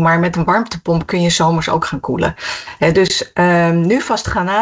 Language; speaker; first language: Dutch; native; Dutch